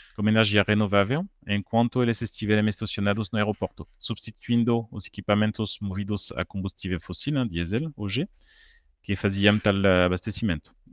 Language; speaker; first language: Portuguese; non-native, fluent; French